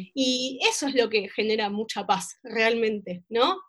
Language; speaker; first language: Spanish; native; Spanish